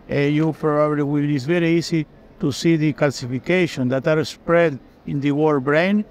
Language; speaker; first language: English; non-native, fluent; Spanish